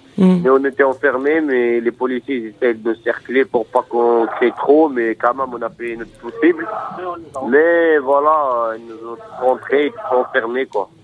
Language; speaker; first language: French; non-native, local second language; Arabic